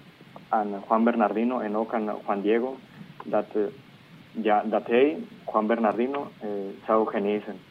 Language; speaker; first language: Dutch; non-native, fluent; Spanish